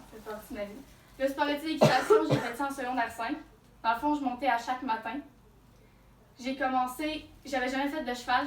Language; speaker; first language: French; native; French